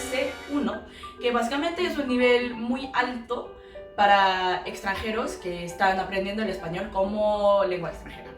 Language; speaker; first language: Spanish; non-native, fluent; Korean